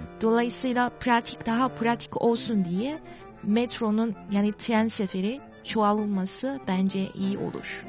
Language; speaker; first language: Turkish; non-native, fluent; Chinese